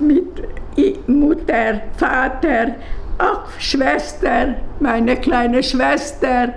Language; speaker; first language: German; non-native, learner; Hungarian